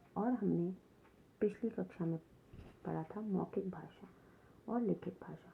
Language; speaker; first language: Hindi; native; Hindi